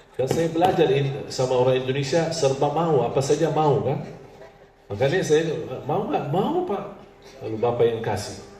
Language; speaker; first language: Indonesian; non-native, fluent; Arabic